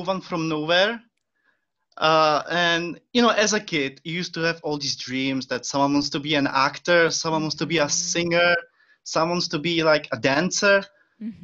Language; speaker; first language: English; non-native, fluent; Czech